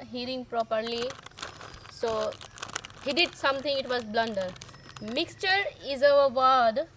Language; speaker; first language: English; non-native, learner; Hindi